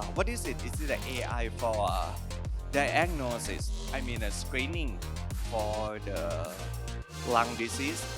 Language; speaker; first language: English; non-native, learner; Thai